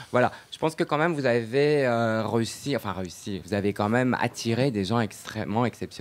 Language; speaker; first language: French; native; French